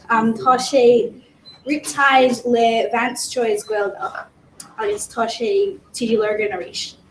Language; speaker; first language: Irish; non-native, local second language; English